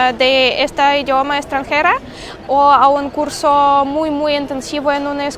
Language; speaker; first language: Spanish; non-native, fluent; Russian